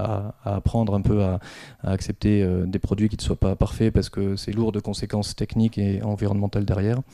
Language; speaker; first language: French; native; French